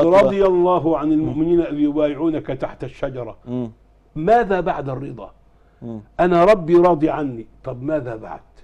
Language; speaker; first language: Arabic; native; Arabic